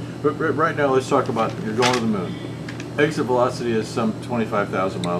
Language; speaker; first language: English; native; English